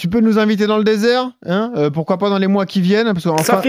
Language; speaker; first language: French; native; French